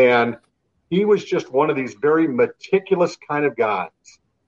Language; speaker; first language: English; native; English